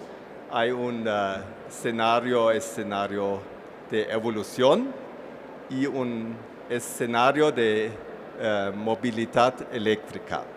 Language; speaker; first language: Spanish; non-native, fluent; German